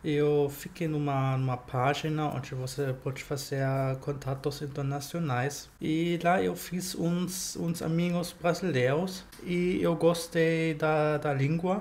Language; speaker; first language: Portuguese; non-native, fluent; German